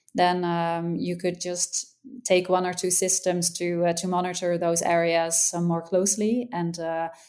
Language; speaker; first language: English; non-native, fluent; Dutch